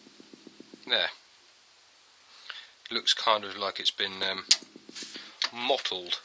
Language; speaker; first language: English; native; English